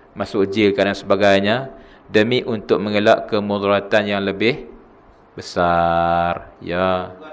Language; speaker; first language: Malay; native; Malay